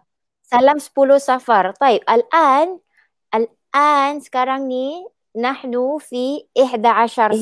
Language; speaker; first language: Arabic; non-native, fluent; Malay